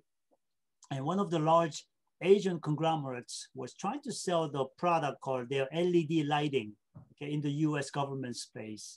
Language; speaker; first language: English; non-native, fluent; Korean